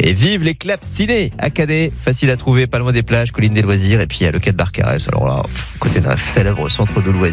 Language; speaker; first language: French; native; French